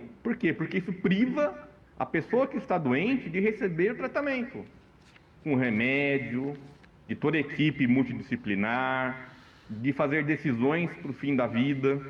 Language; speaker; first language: Portuguese; native; Portuguese